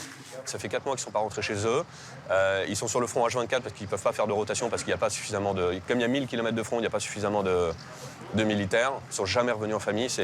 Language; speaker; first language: French; native; French